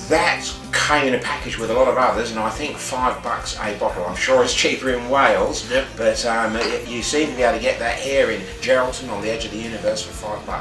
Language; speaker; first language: English; native; English